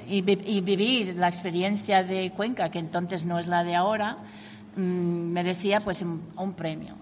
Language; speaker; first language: Spanish; non-native, fluent; English